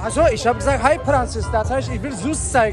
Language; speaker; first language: German; non-native, learner; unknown